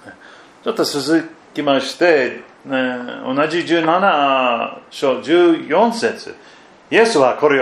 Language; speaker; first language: Japanese; non-native, fluent; German